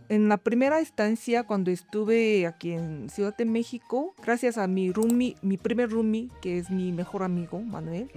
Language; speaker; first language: Spanish; non-native, learner; Korean